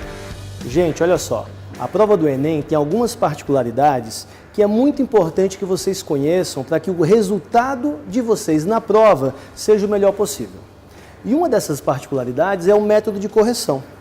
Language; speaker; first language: Portuguese; native; Portuguese